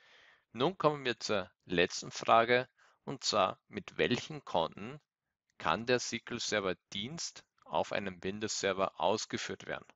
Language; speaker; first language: German; native; German